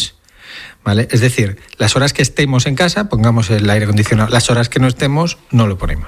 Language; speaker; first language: Spanish; native; Spanish